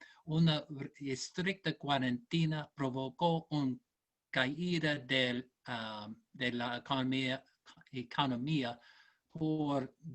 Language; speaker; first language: Spanish; non-native, learner; English